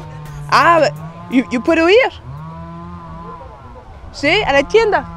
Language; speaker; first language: Spanish; non-native, learner; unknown